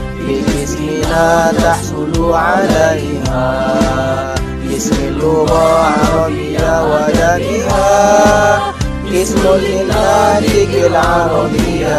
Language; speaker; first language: Arabic; non-native, learner; Indonesian